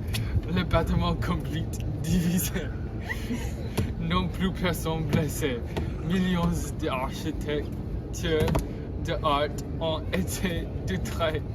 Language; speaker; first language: French; non-native, learner; English